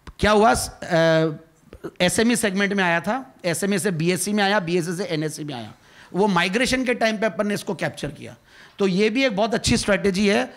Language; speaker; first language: Hindi; native; Hindi